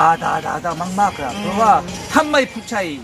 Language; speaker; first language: Thai; non-native, learner; Korean